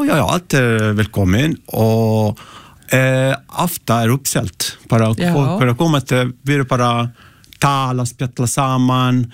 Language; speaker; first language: Icelandic; non-native, learner; Italian